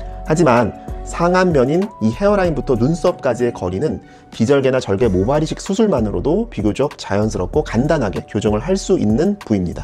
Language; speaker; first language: Korean; native; Korean